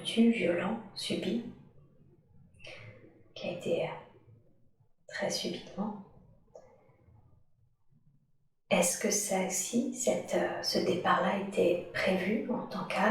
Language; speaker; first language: French; native; French